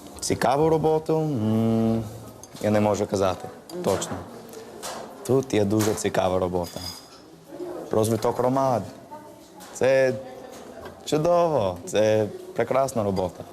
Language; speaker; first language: Ukrainian; non-native, learner; English